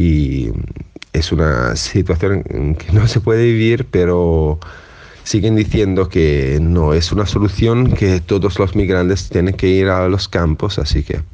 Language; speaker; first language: Spanish; non-native, fluent; Italian